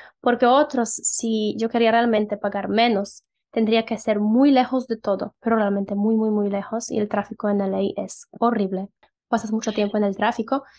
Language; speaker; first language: Spanish; non-native, fluent; Polish